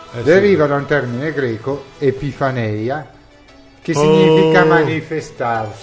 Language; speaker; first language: Italian; native; Italian